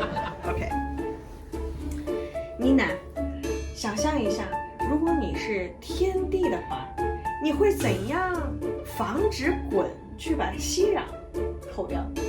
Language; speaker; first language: Chinese; native; Chinese